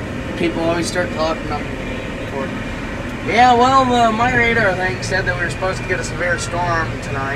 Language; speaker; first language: English; native; English